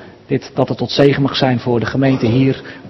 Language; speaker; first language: Dutch; native; Dutch